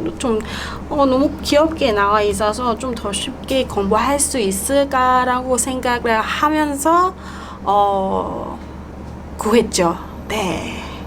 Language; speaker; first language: Korean; non-native, fluent; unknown